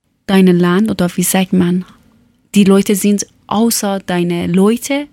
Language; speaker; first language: German; non-native, learner; Persian